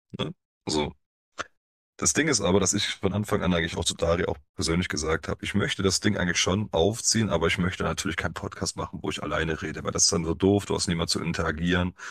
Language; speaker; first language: German; early bilingual, other home language; Polish